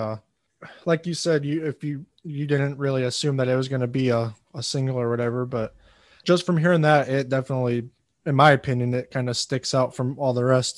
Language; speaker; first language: English; native; English